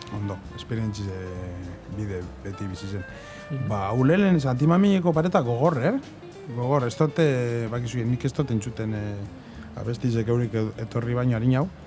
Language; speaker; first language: Basque; native; Basque